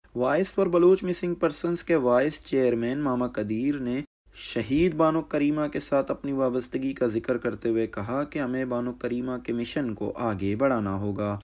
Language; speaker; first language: Urdu; non-native, local second language; Baluchi